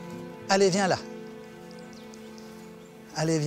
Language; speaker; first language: French; native; French